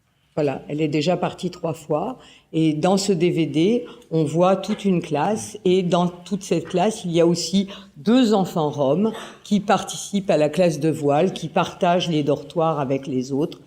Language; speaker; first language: French; native; French